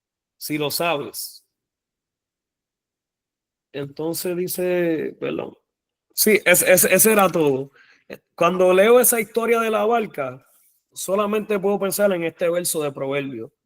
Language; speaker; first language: Spanish; native; Spanish